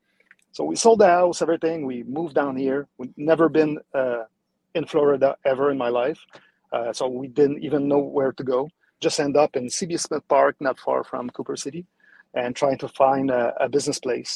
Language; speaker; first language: English; non-native, fluent; French